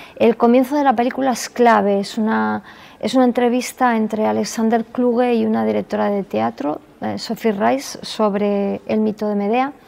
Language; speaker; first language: Spanish; non-native, local second language; Galician